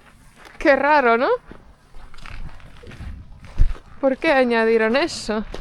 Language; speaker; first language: Spanish; non-native, fluent; Estonian